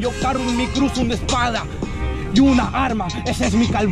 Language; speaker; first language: Spanish; native; Spanish